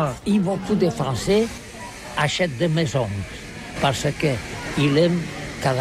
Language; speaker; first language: French; non-native, learner; Catalan